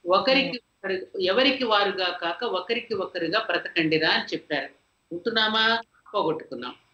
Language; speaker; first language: Telugu; native; Telugu